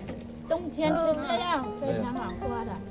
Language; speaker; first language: Chinese; non-native, learner; Vietnamese